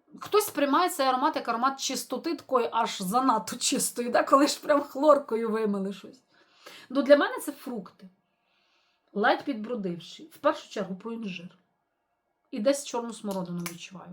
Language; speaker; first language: Ukrainian; native; Ukrainian